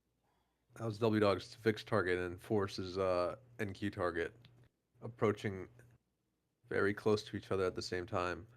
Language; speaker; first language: English; native; English